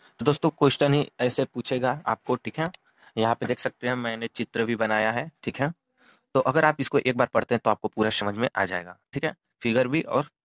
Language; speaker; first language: Hindi; native; Hindi